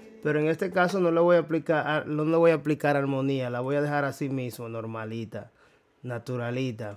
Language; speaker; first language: Spanish; native; Spanish